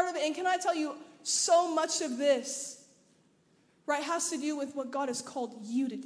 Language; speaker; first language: English; native; English